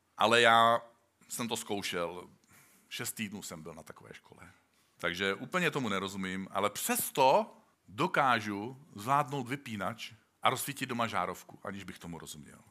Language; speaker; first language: Czech; native; Czech